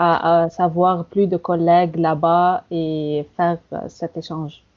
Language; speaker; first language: French; non-native, fluent; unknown